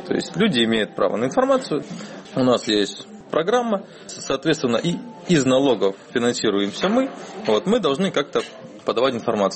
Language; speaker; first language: Russian; native; Russian